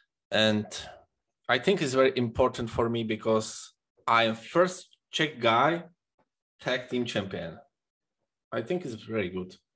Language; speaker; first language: English; non-native, learner; Czech